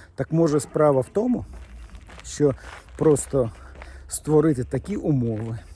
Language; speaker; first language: Ukrainian; non-native, fluent; Lithuanian